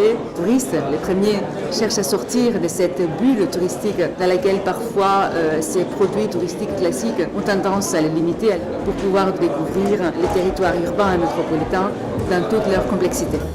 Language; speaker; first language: French; native; French